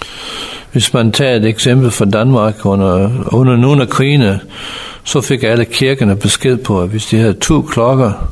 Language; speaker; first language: Danish; non-native, fluent; English